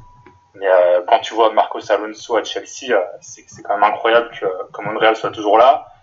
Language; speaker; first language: French; native; French